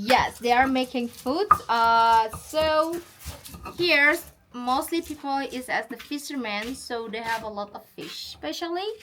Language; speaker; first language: English; non-native, fluent; Indonesian